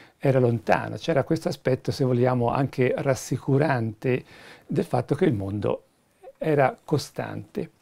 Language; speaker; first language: Italian; native; Italian